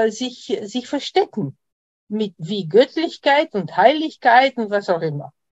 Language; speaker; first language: German; non-native, fluent; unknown